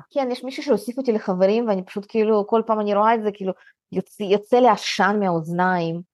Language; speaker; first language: Hebrew; early bilingual, other home language; Russian